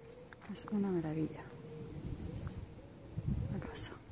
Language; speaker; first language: Spanish; native; Spanish